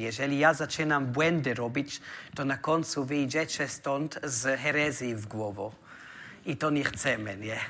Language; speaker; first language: Polish; non-native, learner; German